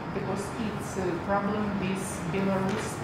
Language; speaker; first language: English; non-native, learner; Russian